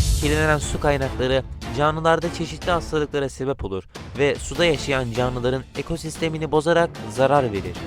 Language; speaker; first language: Turkish; native; Turkish